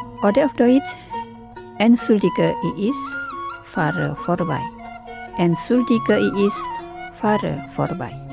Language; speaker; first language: German; non-native, fluent; Indonesian